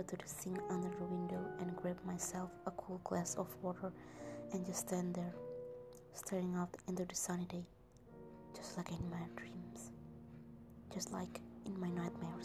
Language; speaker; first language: English; non-native, learner; Indonesian